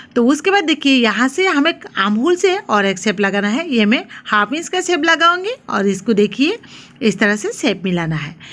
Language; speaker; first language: Hindi; non-native, local second language; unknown